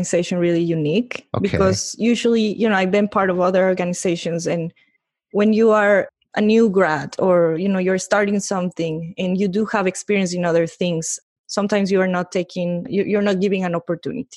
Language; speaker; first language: English; non-native, fluent; Spanish